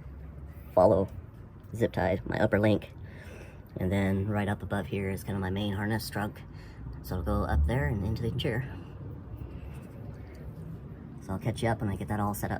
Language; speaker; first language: English; native; English